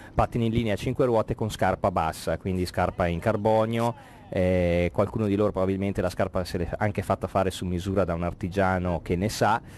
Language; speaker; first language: Italian; native; Italian